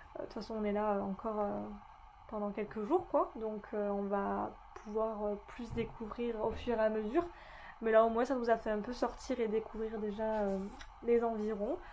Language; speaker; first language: French; native; French